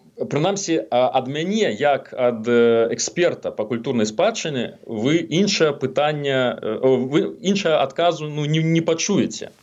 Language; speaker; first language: Belarusian; native; Belarusian